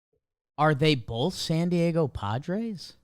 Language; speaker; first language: English; native; English